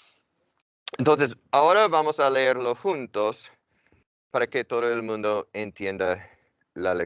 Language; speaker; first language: Spanish; non-native, fluent; English